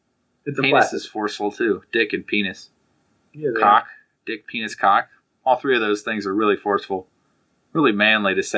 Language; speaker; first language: English; native; English